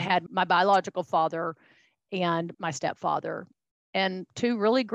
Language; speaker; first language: English; native; English